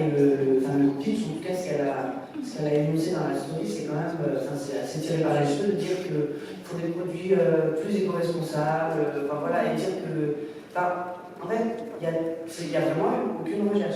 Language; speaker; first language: French; native; French